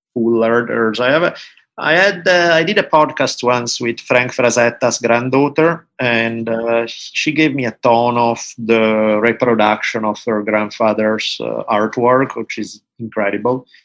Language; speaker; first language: English; non-native, fluent; Italian